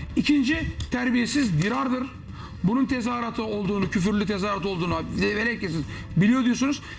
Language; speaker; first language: Turkish; native; Turkish